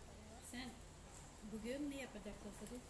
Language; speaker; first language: Turkish; non-native, fluent; Filipino